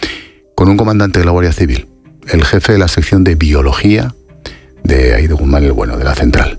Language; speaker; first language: Spanish; native; Spanish